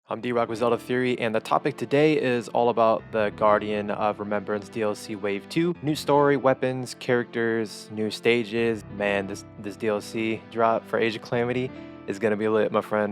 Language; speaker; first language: English; native; English